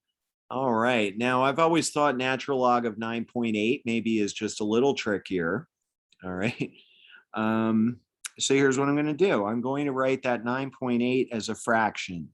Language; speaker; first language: English; native; English